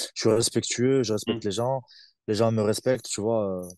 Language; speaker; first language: French; native; French